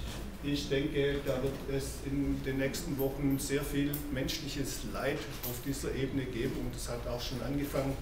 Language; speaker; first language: German; native; German